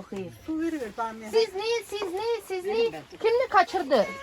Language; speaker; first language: Turkish; non-native, learner; Russian